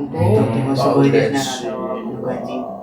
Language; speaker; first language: Japanese; non-native, learner; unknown